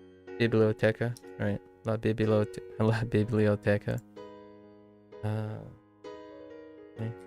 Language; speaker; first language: Spanish; non-native, learner; English